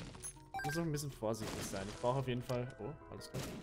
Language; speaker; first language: German; native; German